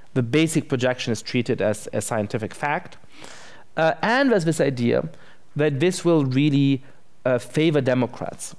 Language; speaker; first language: English; non-native, fluent; German